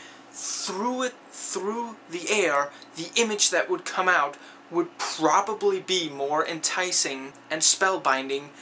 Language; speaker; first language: English; native; English